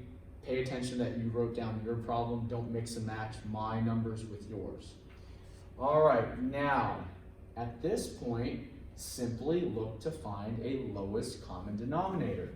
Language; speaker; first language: English; native; English